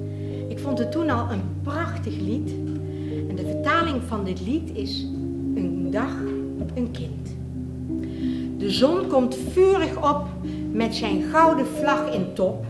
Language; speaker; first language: Dutch; native; Dutch